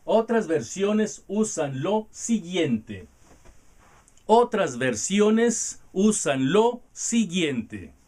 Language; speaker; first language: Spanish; non-native, learner; English